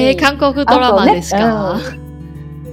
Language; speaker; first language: Japanese; non-native, learner; Chinese